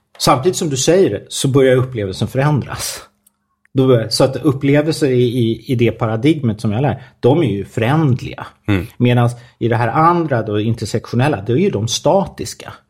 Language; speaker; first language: Swedish; native; Swedish